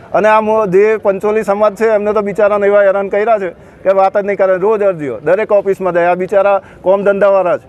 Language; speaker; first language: Gujarati; native; Gujarati